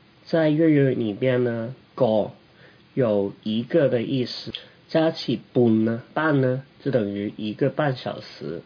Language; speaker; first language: Chinese; native; Chinese